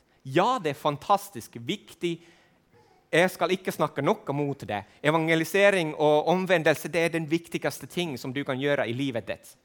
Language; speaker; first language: Swedish; non-native, fluent; Finnish